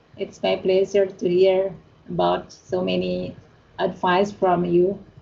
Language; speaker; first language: English; non-native, learner; Indonesian